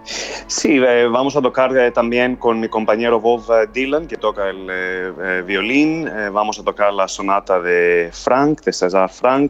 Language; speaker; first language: Spanish; non-native, fluent; Greek